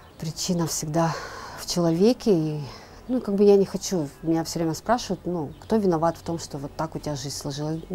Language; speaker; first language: Russian; native; Russian